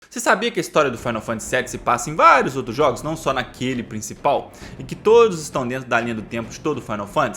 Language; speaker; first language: Portuguese; native; Portuguese